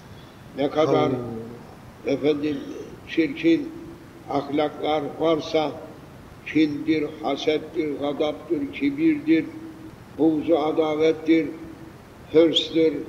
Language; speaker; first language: Turkish; native; Turkish